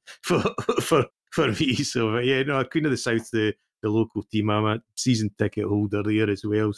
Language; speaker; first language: English; native; English